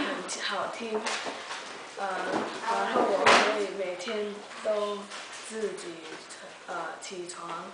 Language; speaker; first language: Chinese; early bilingual, heritage; Chinese